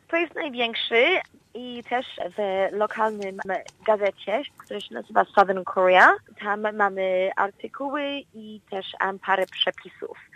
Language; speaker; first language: Polish; early bilingual, heritage; Polish